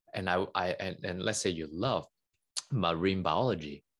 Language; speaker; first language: English; non-native, local second language; Cantonese